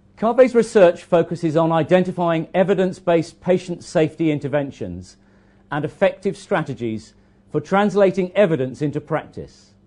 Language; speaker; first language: English; native; English